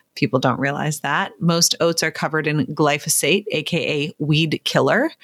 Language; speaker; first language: English; native; English